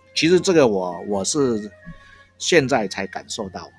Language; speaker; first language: Chinese; native; Chinese